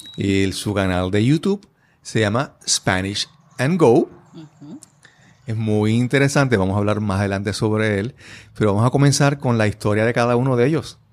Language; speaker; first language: Spanish; native; Spanish